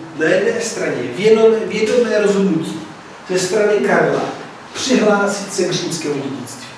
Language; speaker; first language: Czech; non-native, fluent; Italian